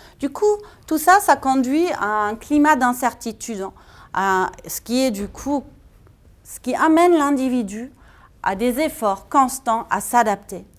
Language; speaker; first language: French; non-native, fluent; German